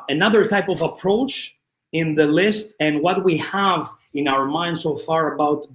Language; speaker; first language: English; non-native, fluent; Greek